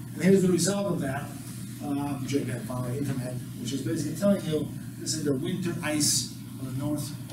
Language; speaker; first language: English; non-native, fluent; Slovak